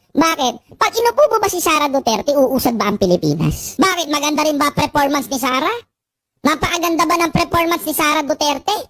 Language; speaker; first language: Filipino; native; Filipino